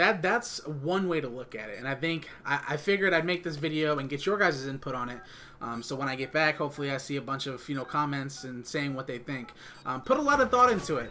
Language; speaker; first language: English; native; English